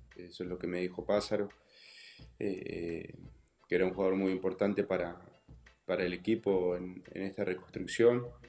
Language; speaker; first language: Spanish; native; Spanish